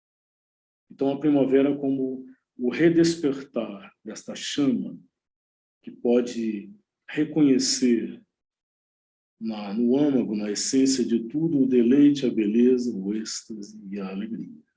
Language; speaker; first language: Portuguese; native; Portuguese